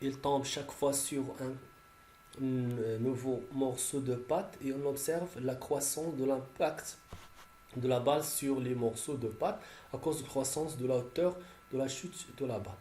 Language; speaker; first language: French; non-native, local second language; Arabic